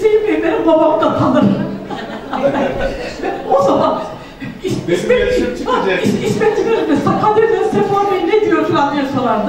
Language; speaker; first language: Turkish; native; Turkish